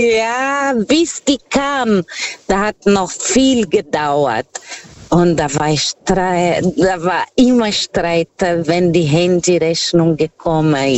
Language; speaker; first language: German; non-native, fluent; Portuguese